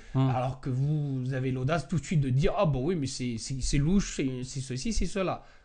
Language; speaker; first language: French; non-native, fluent; Chinese